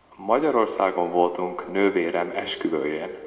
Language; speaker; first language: Hungarian; early bilingual, heritage; Hungarian